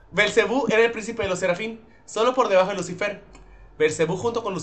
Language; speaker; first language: Spanish; native; Spanish